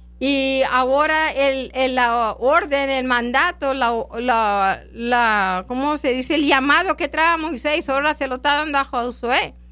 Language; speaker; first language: Spanish; non-native, local second language; English